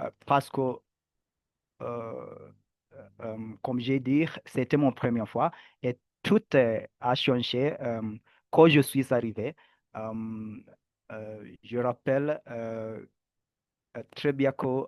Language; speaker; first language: French; non-native, learner; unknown